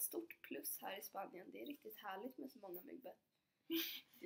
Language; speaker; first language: Swedish; native; Swedish